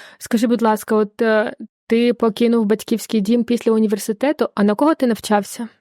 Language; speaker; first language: Ukrainian; native; Ukrainian